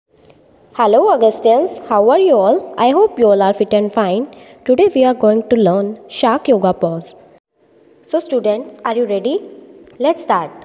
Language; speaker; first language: English; non-native, local second language; Hindi